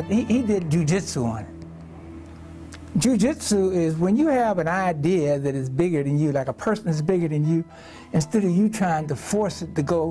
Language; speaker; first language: English; native; English